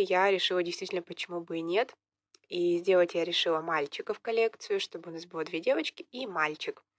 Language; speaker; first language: Russian; native; Russian